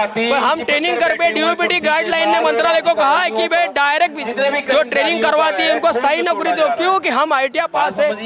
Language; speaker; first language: Hindi; non-native, local second language; Marathi